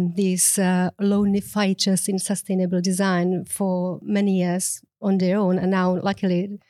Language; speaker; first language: English; non-native, fluent; Czech